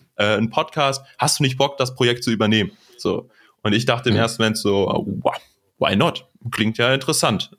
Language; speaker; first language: German; native; German